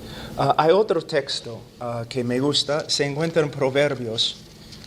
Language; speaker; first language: Spanish; non-native, fluent; English